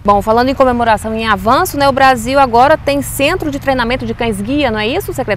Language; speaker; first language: Portuguese; native; Portuguese